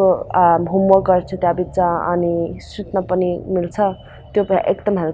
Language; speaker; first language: Nepali; early bilingual, heritage; Nepali